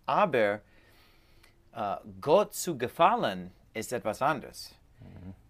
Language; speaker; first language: German; non-native, learner; English